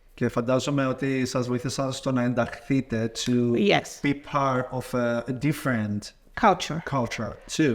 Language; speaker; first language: Greek; native; Greek